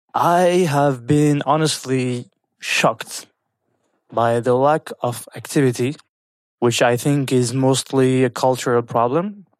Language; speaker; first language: English; non-native, fluent; French